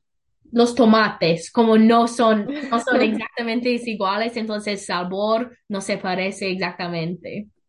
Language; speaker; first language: Spanish; non-native, learner; English